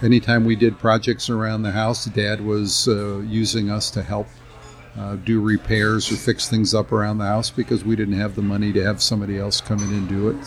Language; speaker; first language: English; native; English